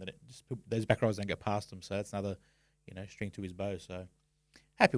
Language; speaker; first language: English; native; English